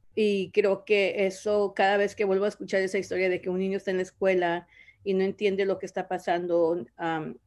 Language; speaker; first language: Spanish; early bilingual, other home language; Zapotec